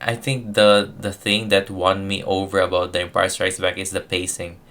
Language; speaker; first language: English; non-native, local second language; Filipino